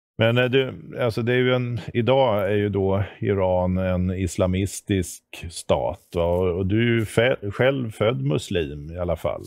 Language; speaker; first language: Swedish; native; Swedish